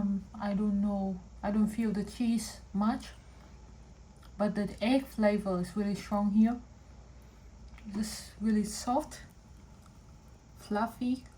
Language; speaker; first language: English; non-native, fluent; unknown